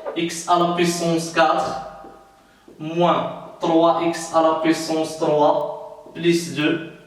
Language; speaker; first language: French; non-native, local second language; Arabic